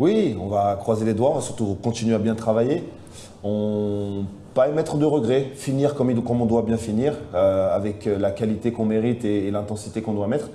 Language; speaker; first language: French; native; French